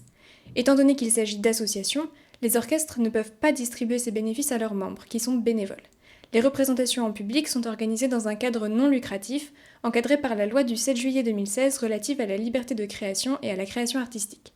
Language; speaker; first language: French; native; French